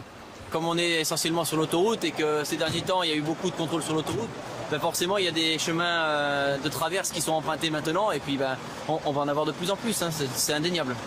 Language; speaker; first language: French; native; French